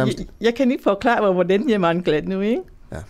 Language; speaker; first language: Danish; non-native, learner; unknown